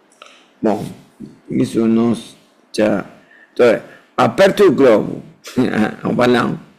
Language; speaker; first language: Portuguese; non-native, fluent; Spanish